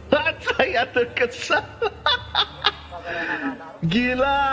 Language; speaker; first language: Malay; non-native, learner; Portuguese